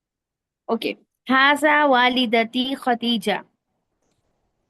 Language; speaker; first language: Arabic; non-native, learner; Urdu